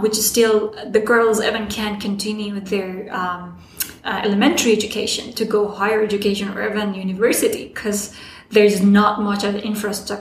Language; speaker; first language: English; non-native, fluent; Persian